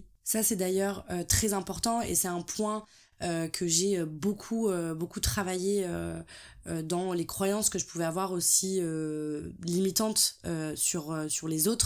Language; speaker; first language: French; native; French